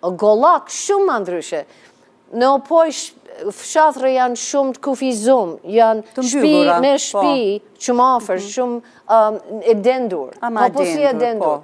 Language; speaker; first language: Albanian; non-native, fluent; English